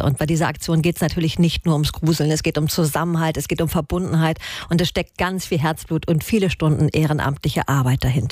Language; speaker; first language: German; native; German